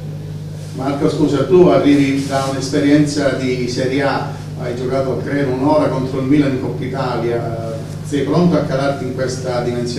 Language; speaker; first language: Italian; native; Italian